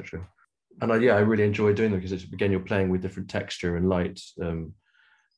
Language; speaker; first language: English; native; English